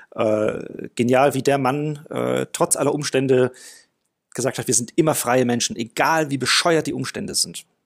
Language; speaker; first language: German; non-native, fluent; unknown